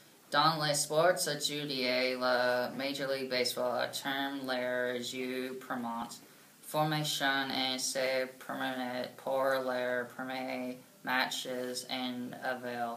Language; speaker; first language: French; non-native, learner; English